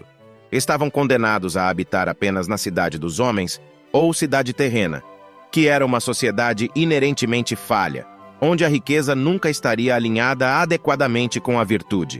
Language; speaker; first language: Portuguese; native; Portuguese